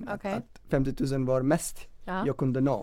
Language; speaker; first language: Swedish; non-native, fluent; Somali